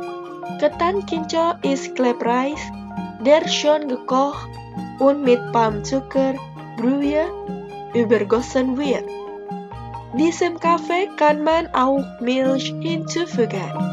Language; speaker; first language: German; non-native, fluent; Indonesian